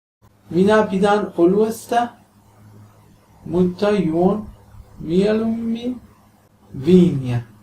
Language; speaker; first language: Finnish; non-native, learner; Persian